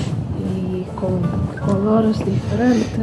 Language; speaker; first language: Spanish; non-native, fluent; Dutch